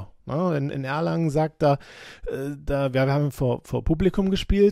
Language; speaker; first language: German; native; German